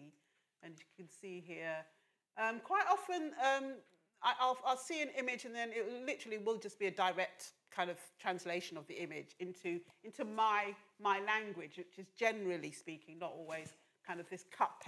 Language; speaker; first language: English; native; English